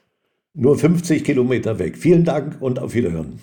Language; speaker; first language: German; native; German